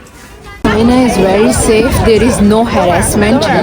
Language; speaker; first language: English; non-native, local second language; Urdu